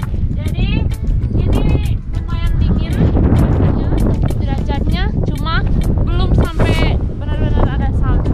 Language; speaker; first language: Indonesian; non-native, fluent; Spanish